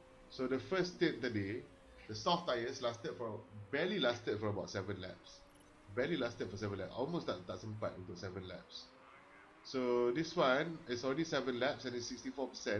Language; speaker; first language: English; non-native, local second language; Malay